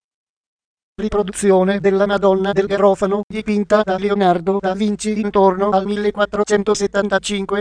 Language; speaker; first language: Italian; native; Italian